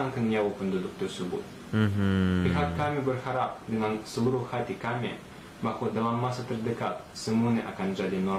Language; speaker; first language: Malay; non-native, fluent; Russian